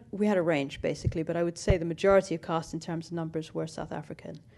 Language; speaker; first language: English; native; English